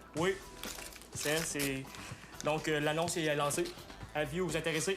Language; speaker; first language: French; early bilingual, other home language; Vietnamese